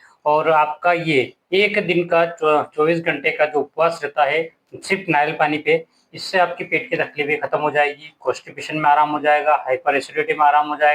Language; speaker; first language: Hindi; native; Hindi